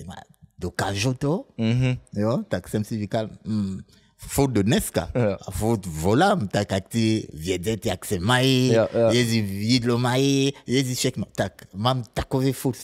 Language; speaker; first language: Czech; non-native, fluent; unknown